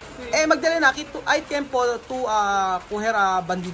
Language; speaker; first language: Spanish; non-native, learner; Filipino